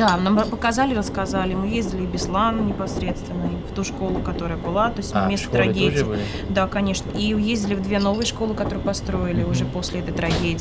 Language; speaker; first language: Russian; native; Russian